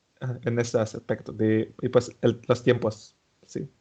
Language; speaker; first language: Spanish; non-native, fluent; Indonesian